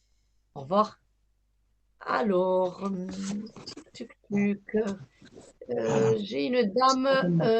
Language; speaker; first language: French; native; French